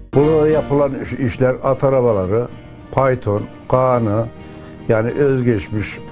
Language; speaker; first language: Turkish; native; Turkish